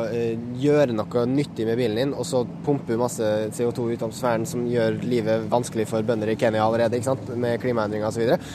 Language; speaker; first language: Norwegian; native; Norwegian